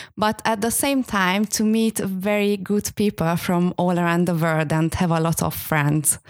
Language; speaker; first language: English; non-native, fluent; Hungarian